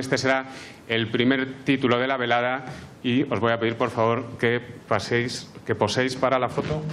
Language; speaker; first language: Spanish; native; Spanish